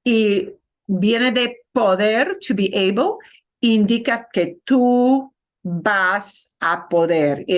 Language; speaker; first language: Spanish; non-native, fluent; English